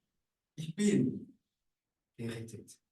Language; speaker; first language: German; non-native, learner; Rundi